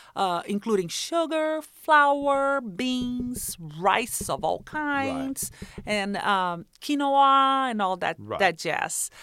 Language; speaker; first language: English; non-native, fluent; Portuguese